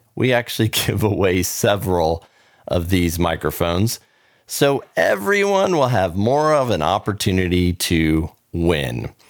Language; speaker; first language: English; native; English